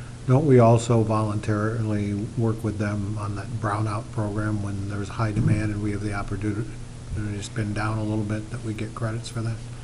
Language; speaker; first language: English; native; English